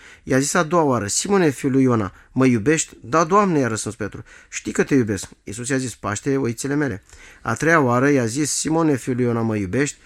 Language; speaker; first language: Romanian; native; Romanian